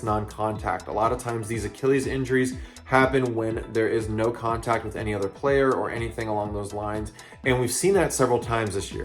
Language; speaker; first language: English; native; English